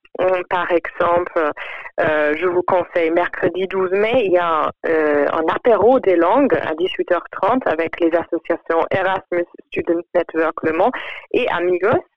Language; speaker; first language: French; non-native, fluent; German